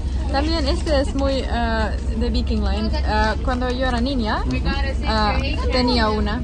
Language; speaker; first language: Spanish; non-native, learner; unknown